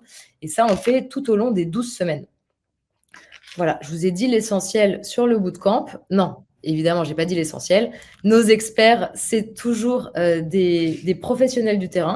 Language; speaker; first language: French; native; French